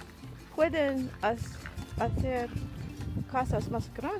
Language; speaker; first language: Spanish; non-native, learner; English